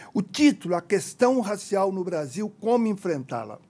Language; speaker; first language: Portuguese; native; Portuguese